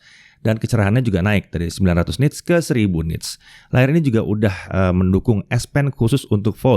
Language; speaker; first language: Indonesian; native; Indonesian